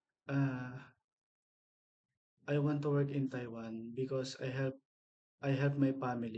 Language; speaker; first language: English; non-native, learner; Filipino